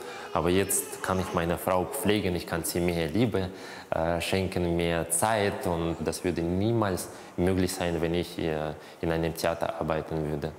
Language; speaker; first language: German; non-native, fluent; Russian